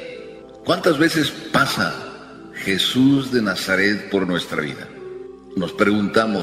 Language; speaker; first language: Spanish; native; Spanish